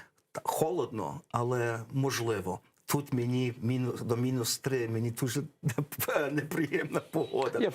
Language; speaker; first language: Ukrainian; early bilingual, heritage; English